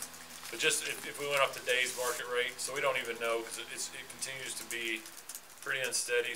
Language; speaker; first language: English; native; English